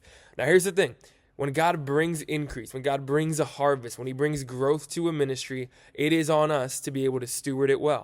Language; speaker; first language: English; native; English